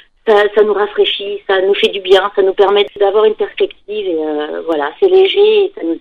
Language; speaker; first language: French; native; French